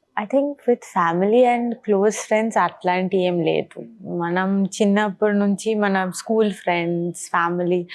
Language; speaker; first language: Telugu; non-native, local second language; Bangla